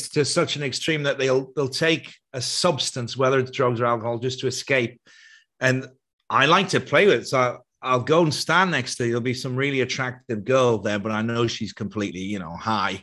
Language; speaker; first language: English; native; English